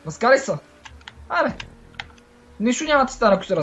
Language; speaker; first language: Bulgarian; native; Bulgarian